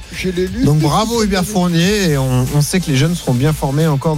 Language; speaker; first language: French; native; French